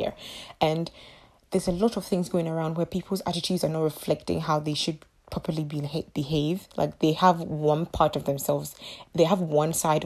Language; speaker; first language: English; non-native, local second language; Akan